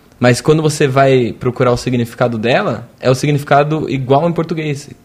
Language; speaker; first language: Portuguese; native; Portuguese